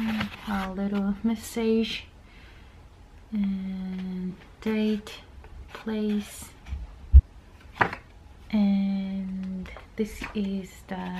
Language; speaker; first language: English; non-native, fluent; Japanese